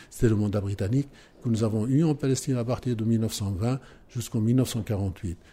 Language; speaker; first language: French; non-native, fluent; Arabic